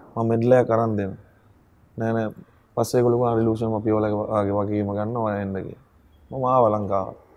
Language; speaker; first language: Sinhala; native; Sinhala